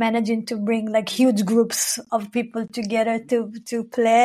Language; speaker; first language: English; non-native, fluent; Hebrew